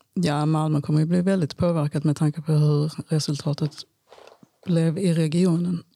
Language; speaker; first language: Swedish; early bilingual, other home language; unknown